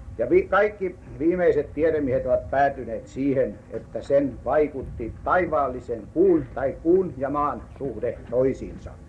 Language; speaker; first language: Finnish; native; Finnish